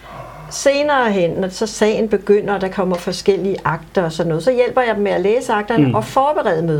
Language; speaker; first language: Danish; native; Danish